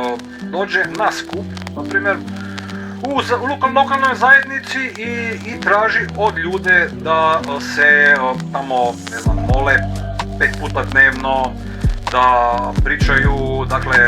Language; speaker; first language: Croatian; native; Croatian